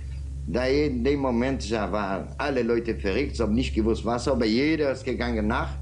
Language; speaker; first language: German; non-native, learner; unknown